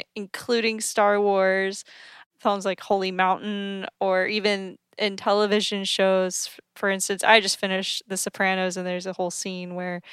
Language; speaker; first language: English; native; English